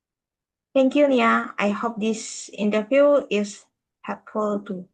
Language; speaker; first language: English; non-native, learner; Indonesian